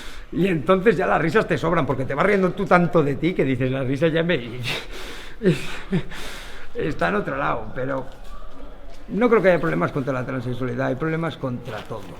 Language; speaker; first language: Spanish; native; Spanish